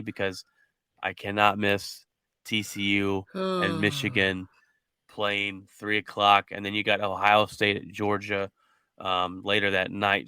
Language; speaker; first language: English; native; English